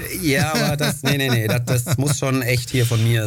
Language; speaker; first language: German; early bilingual, other home language; Greek